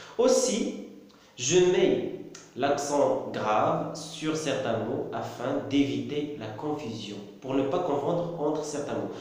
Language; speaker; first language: French; non-native, local second language; Arabic